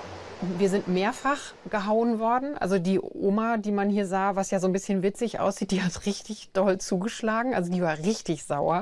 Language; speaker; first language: German; native; German